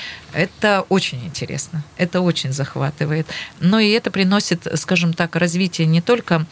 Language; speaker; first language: Russian; native; Russian